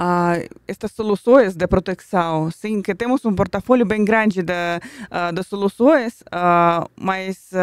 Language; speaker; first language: Portuguese; non-native, fluent; Russian